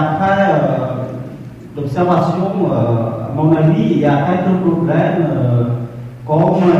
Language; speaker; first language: French; non-native, fluent; Khmer